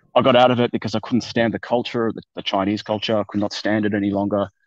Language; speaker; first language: English; non-native, fluent; Persian